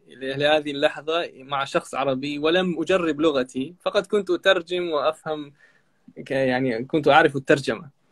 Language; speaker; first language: Arabic; non-native, fluent; Chechen